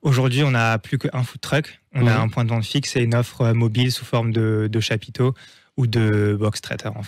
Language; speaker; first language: French; native; French